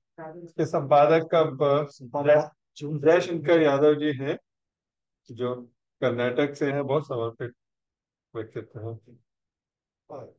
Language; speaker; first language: Hindi; native; Hindi